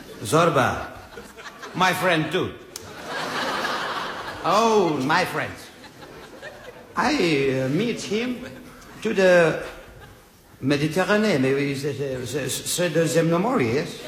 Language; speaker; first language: English; non-native, learner; Bulgarian